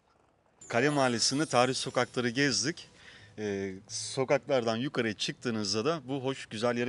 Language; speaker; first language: Turkish; native; Turkish